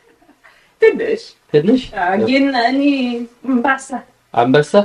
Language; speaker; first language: Amharic; non-native, learner; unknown